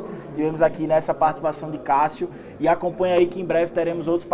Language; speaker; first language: Portuguese; native; Portuguese